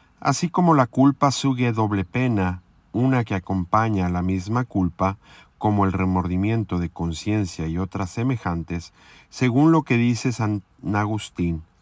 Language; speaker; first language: Spanish; native; Spanish